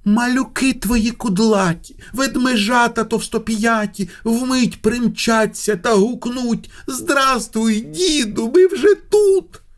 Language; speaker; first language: Ukrainian; non-native, local second language; Russian